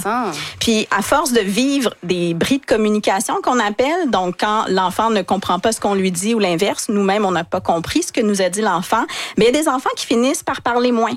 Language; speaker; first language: French; native; French